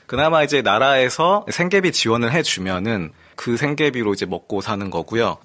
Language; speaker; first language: Korean; native; Korean